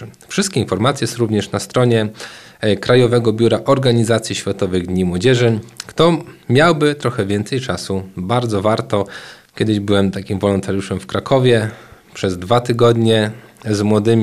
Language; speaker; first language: Polish; native; Polish